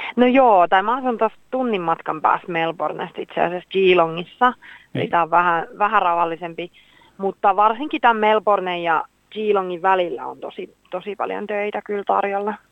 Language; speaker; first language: Finnish; native; Finnish